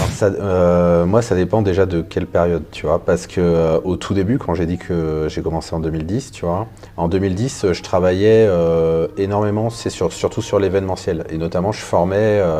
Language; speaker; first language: French; native; French